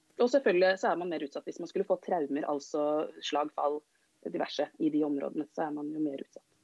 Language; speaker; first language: Norwegian; native; Norwegian